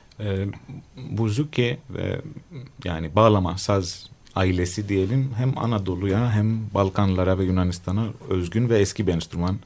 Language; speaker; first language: Turkish; non-native, fluent; Greek